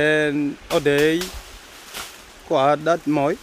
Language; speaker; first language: Vietnamese; non-native, learner; Portuguese